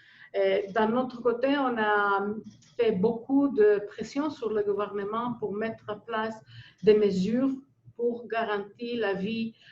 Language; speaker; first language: French; non-native, fluent; Greek